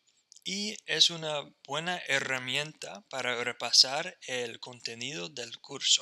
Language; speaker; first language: Spanish; non-native, fluent; English